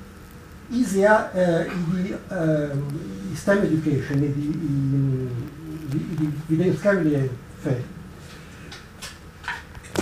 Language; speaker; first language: German; non-native, learner; Italian